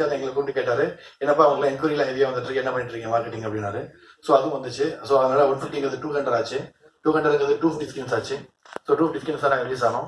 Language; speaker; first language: Tamil; native; Tamil